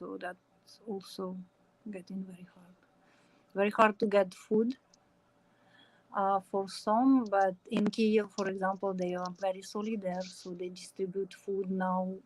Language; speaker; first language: English; non-native, learner; Ukrainian